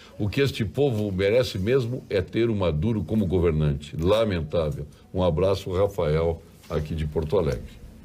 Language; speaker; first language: Portuguese; native; Portuguese